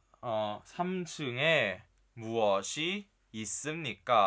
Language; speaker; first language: Korean; non-native, fluent; Chinese